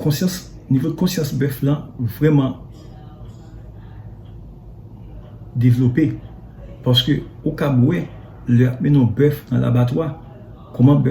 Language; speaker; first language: French; non-native, learner; Haitian Creole